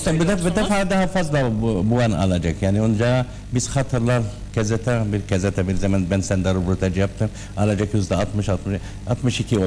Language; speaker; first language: Turkish; non-native, learner; Arabic